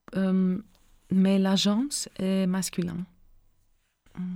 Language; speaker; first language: French; non-native, learner; Greek